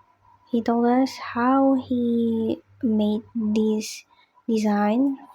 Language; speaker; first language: English; non-native, learner; Indonesian